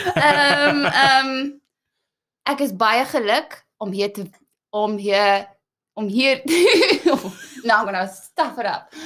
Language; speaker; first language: English; native; English